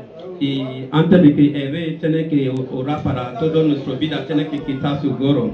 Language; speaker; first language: Spanish; non-native, learner; Bini